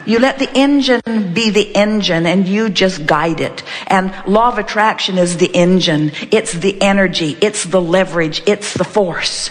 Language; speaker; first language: English; native; English